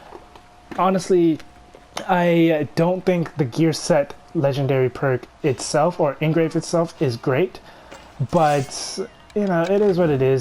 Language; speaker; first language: English; native; English